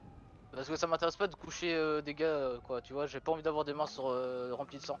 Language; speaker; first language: French; native; French